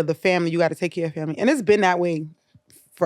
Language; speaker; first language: English; native; English